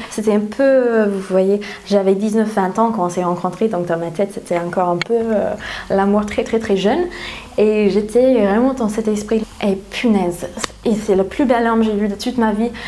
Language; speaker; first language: French; non-native, fluent; English